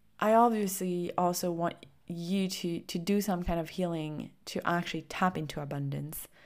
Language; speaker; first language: English; non-native, fluent; French